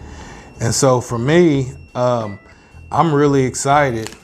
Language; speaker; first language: English; native; English